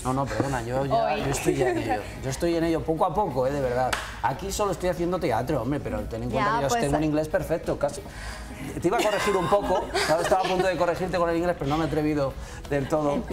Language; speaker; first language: Spanish; native; Spanish